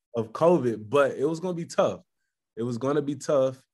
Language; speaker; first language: English; native; English